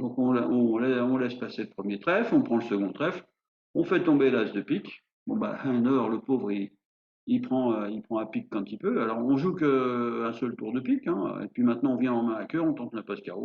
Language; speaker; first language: French; native; French